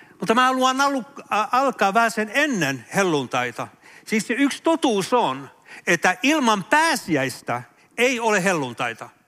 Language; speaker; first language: Finnish; early bilingual, heritage; Finnish